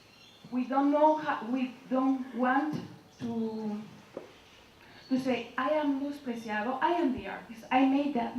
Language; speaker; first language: English; non-native, learner; Spanish